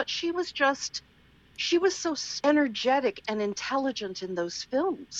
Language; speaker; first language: English; native; English